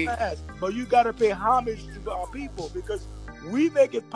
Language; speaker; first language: English; early bilingual, other home language; Haitian Creole